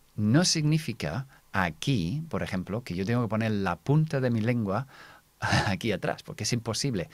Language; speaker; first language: Spanish; non-native, fluent; English